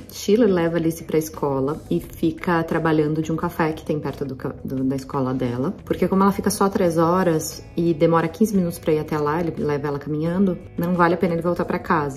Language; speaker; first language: Portuguese; native; Portuguese